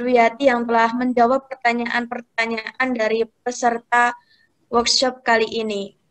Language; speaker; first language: Indonesian; native; Indonesian